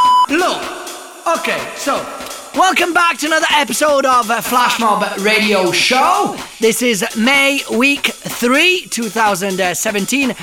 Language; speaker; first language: English; non-native, fluent; Italian